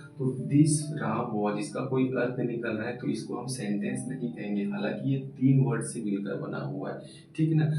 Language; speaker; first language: Hindi; native; Hindi